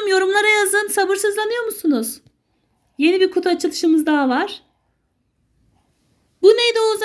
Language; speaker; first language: Turkish; native; Turkish